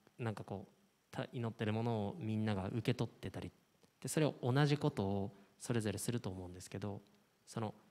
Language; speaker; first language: Japanese; native; Japanese